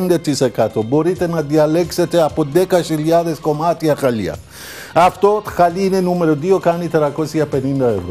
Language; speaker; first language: Greek; non-native, learner; Persian